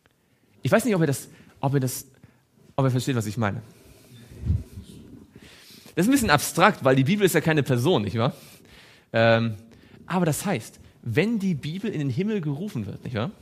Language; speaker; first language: German; native; German